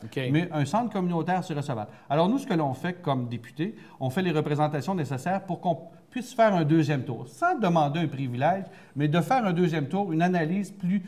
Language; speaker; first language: French; native; French